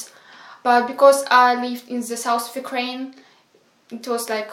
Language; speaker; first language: English; non-native, fluent; Ukrainian